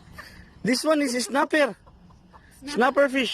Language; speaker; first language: English; non-native, local second language; Filipino